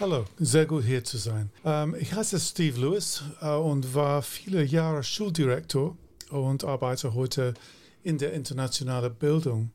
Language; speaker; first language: German; non-native, fluent; English